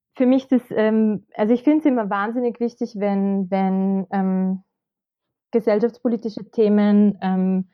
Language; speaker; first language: German; native; German